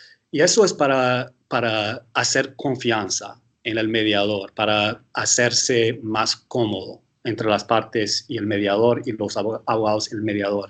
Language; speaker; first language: Spanish; early bilingual, heritage; English